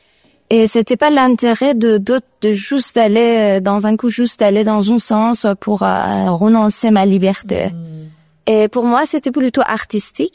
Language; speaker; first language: French; non-native, learner; Persian